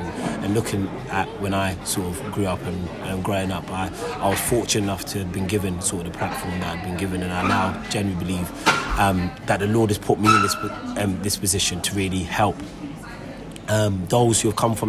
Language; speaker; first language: English; native; English